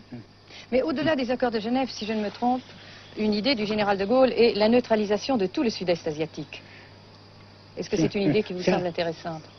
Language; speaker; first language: French; native; French